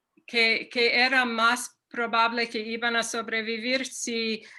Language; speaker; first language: Spanish; non-native, fluent; English